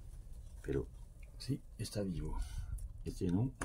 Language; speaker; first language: Spanish; non-native, learner; French